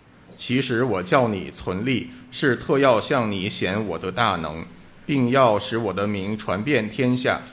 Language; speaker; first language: Chinese; non-native, local second language; Cantonese